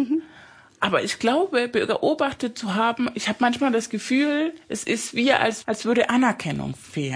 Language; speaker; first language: German; non-native, fluent; Spanish